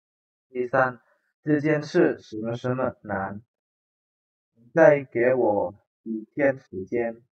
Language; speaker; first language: Chinese; non-native, fluent; Indonesian